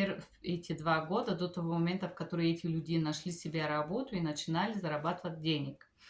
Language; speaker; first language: Russian; non-native, fluent; Bulgarian